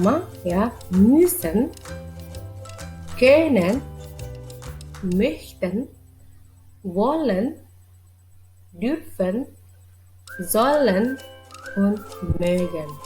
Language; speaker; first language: German; non-native, fluent; Indonesian